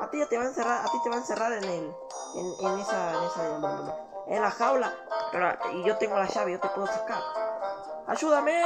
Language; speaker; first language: Spanish; native; Spanish